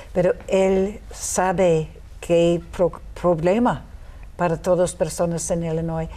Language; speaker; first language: Spanish; non-native, learner; English